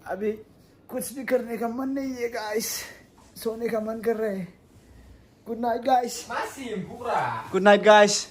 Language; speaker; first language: Hindi; non-native, local second language; Bodo